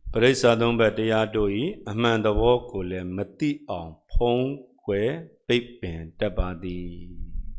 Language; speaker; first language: Burmese; native; Burmese